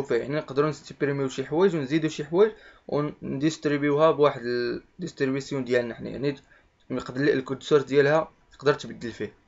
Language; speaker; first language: Arabic; native; Arabic